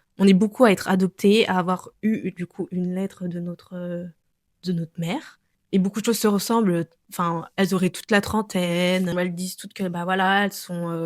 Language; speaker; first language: French; native; French